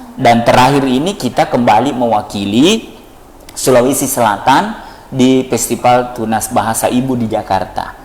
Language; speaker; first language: Indonesian; native; Indonesian